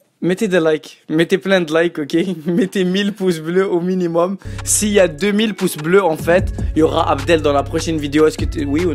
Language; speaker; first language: French; native; French